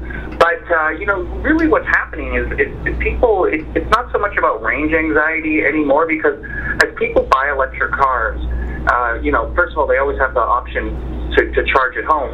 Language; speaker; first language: English; native; English